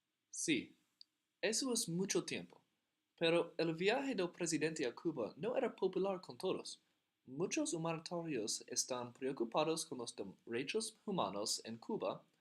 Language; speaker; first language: Spanish; non-native, learner; English